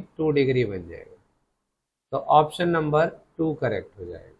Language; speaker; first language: Hindi; native; Hindi